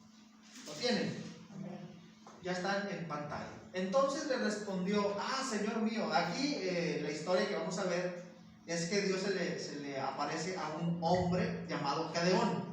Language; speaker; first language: Spanish; native; Spanish